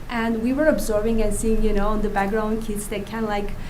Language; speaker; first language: English; non-native, fluent; Azerbaijani